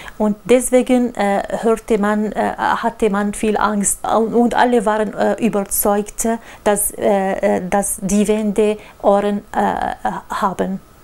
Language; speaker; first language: German; non-native, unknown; Arabic